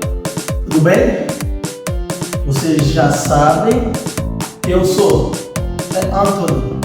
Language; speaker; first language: Portuguese; non-native, fluent; Haitian Creole